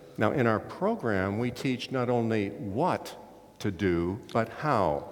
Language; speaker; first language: English; native; English